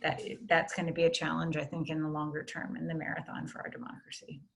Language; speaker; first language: English; native; English